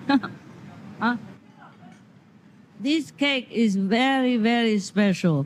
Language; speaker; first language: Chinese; non-native, fluent; Vietnamese